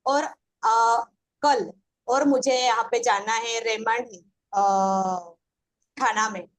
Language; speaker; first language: Hindi; non-native, local second language; Marathi